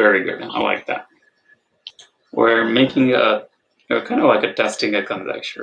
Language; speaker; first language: English; non-native, fluent; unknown